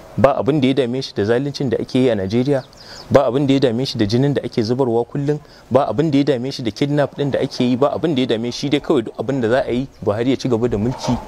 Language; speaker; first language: Hausa; non-native, local second language; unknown